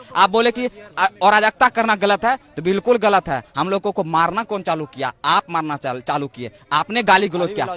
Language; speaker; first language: Hindi; native; Hindi